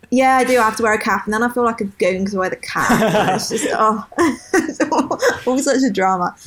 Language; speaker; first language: English; native; English